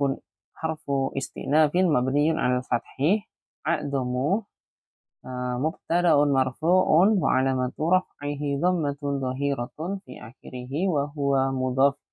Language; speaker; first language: Arabic; non-native, fluent; Indonesian